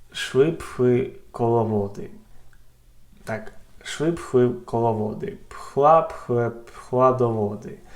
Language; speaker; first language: Polish; non-native, learner; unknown